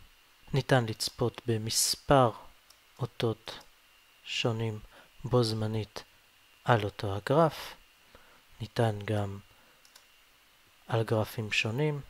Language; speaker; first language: Hebrew; native; Hebrew